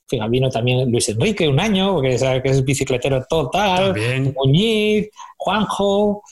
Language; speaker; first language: Spanish; native; Spanish